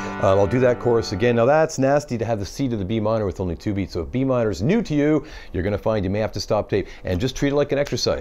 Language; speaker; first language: English; native; English